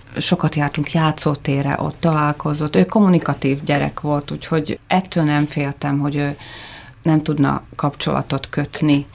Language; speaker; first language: Hungarian; native; Hungarian